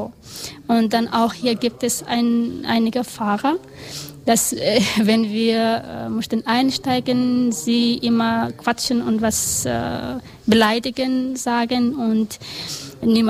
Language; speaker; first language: German; non-native, learner; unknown